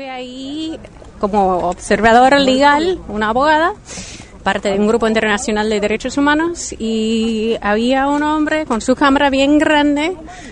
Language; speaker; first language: Spanish; non-native, learner; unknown